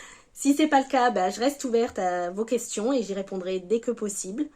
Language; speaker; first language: French; native; French